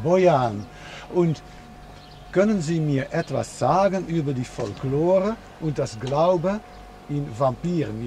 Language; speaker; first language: German; non-native, fluent; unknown